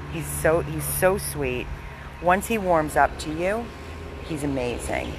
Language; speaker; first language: English; native; English